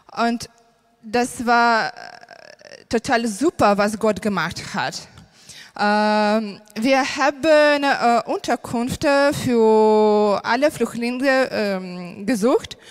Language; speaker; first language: German; non-native, learner; Ukrainian